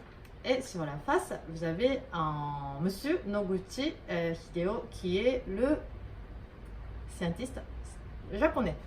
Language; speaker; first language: French; non-native, fluent; Japanese